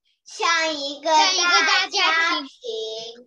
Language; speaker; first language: Chinese; early bilingual, heritage; Chinese